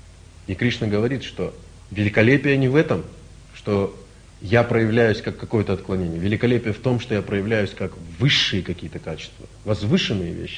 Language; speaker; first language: Russian; native; Russian